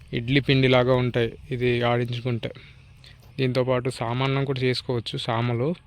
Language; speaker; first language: Telugu; non-native, local second language; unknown